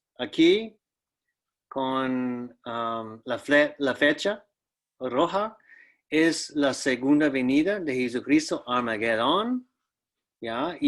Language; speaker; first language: Spanish; non-native, fluent; English